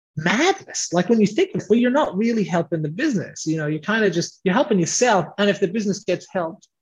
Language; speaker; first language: English; native; English